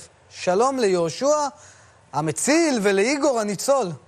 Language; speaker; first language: Hebrew; native; Hebrew